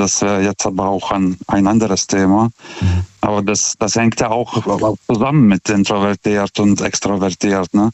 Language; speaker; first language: German; non-native, fluent; Lithuanian